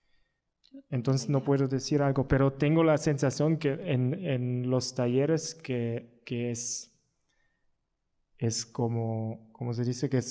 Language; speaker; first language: Spanish; non-native, learner; German